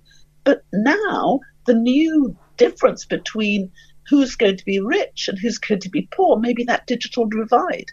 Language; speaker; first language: English; native; English